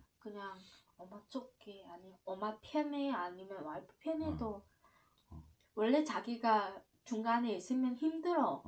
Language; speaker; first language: Korean; non-native, learner; Vietnamese